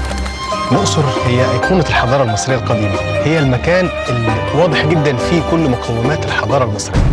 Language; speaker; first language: Arabic; native; Arabic